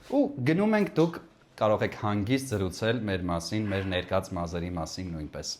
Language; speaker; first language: Armenian; native; Armenian